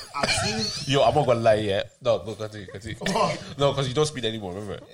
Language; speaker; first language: English; native; English